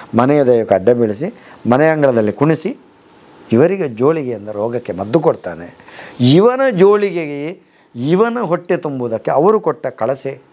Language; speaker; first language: Kannada; non-native, local second language; Tulu